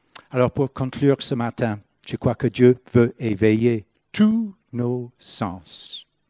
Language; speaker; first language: French; non-native, fluent; English